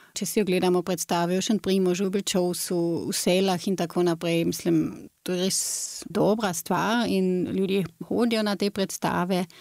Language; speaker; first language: Slovenian; native; Slovenian